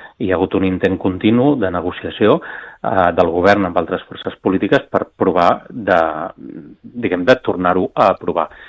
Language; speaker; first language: Catalan; native; Catalan